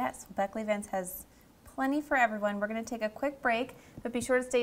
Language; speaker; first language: English; native; English